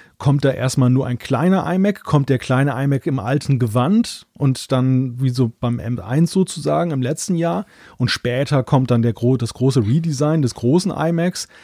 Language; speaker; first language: German; native; German